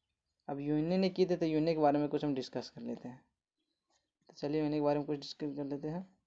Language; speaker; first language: Hindi; native; Hindi